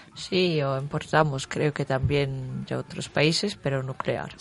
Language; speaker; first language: Spanish; non-native, fluent; German